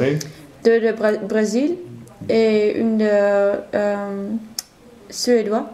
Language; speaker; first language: French; non-native, learner; Dutch